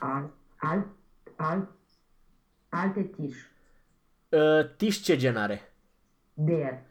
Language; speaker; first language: German; non-native, learner; Romanian